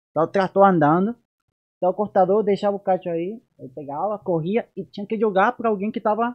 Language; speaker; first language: Portuguese; non-native, fluent; Spanish